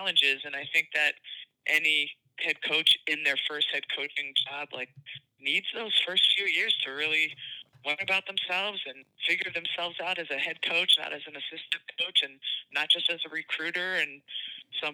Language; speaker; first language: English; native; English